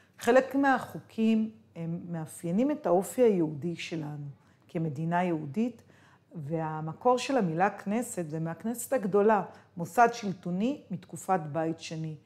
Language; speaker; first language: Hebrew; native; Hebrew